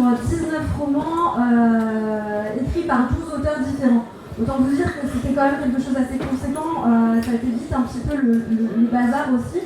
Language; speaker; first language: French; native; French